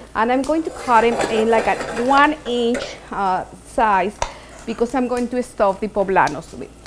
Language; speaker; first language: English; non-native, fluent; Spanish